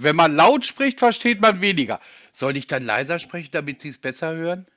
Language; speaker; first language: German; native; German